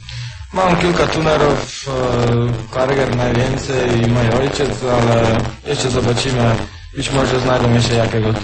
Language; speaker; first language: Polish; non-native, learner; Croatian